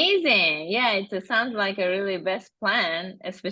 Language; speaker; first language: English; non-native, fluent; Japanese